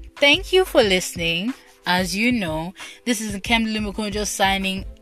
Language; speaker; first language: English; non-native, local second language; Igbo